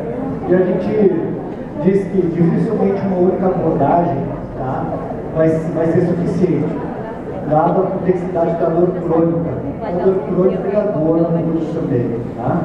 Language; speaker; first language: Portuguese; native; Portuguese